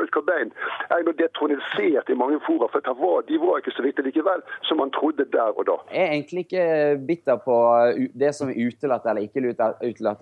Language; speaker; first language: Norwegian; native; Norwegian